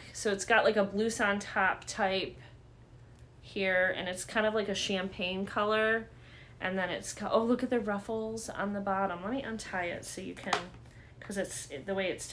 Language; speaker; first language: English; native; English